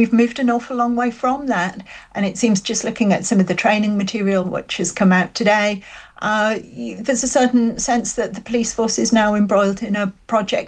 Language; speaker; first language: English; native; English